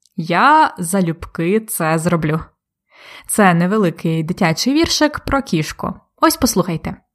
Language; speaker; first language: Ukrainian; native; Ukrainian